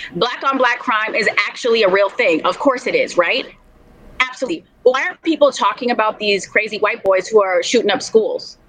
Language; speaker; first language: English; native; English